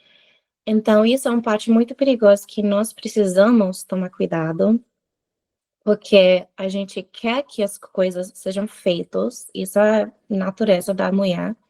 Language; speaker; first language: Portuguese; non-native, fluent; English